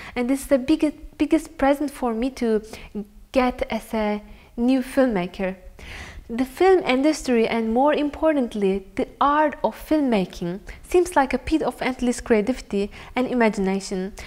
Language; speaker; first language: English; non-native, fluent; Turkish